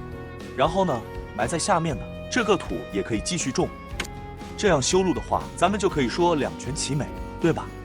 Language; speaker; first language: Chinese; native; Chinese